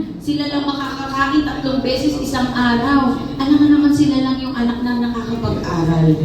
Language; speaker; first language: Filipino; native; Filipino